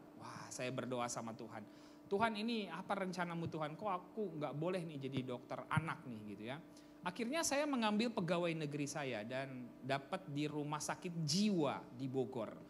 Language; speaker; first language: Indonesian; native; Indonesian